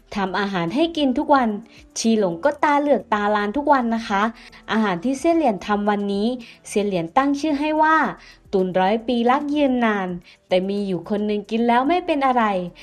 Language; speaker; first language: Thai; native; Thai